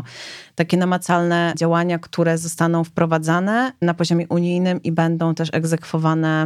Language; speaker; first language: Polish; native; Polish